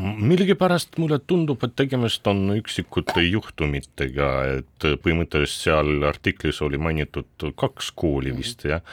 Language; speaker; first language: Estonian; non-native, local second language; Russian